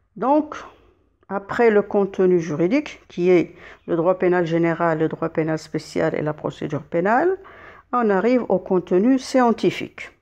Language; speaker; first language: French; non-native, local second language; Arabic